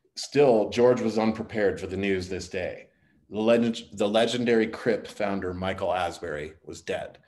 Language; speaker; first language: English; native; English